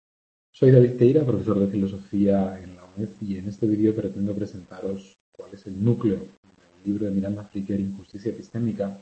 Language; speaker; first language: Spanish; native; Spanish